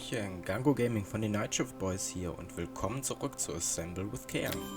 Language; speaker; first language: German; native; German